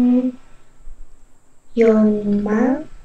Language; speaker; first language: Korean; non-native, learner; Indonesian